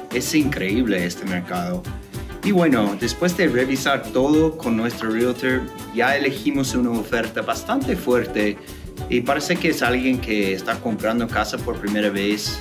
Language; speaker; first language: Spanish; non-native, fluent; English